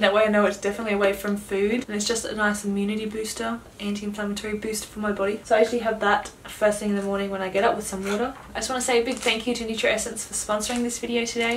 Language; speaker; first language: English; native; English